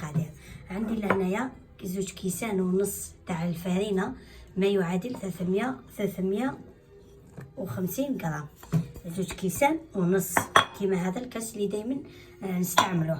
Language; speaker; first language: Arabic; native; Arabic